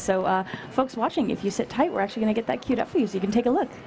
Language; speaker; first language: English; native; English